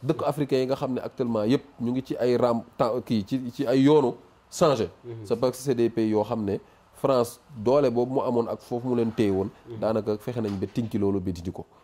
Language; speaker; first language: Wolof; native; Wolof